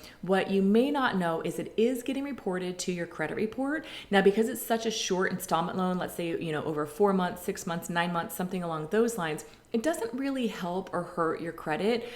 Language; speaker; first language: English; native; English